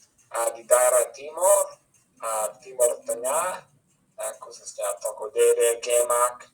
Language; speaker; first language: Indonesian; non-native, fluent; English